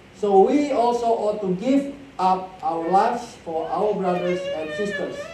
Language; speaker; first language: English; non-native, fluent; Indonesian